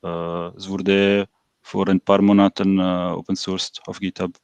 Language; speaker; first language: German; non-native, fluent; French